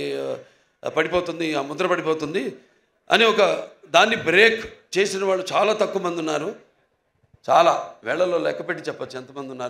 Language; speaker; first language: Telugu; native; Telugu